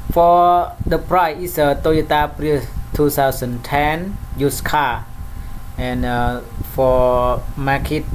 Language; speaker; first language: English; non-native, learner; Khmer